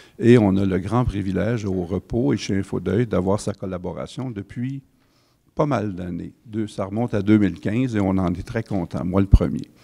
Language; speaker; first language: French; native; French